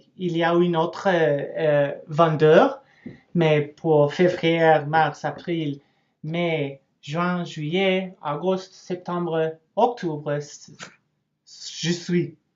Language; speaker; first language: French; non-native, learner; English